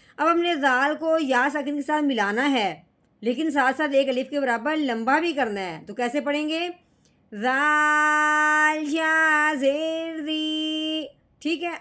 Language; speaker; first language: Urdu; native; Urdu